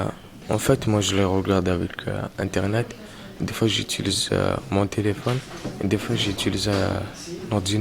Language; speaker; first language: French; non-native, learner; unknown